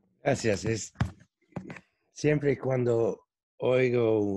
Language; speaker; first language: Spanish; non-native, fluent; English